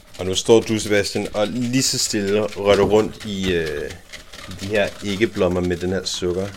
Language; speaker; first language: Danish; native; Danish